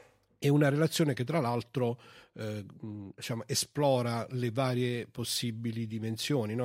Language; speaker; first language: Italian; native; Italian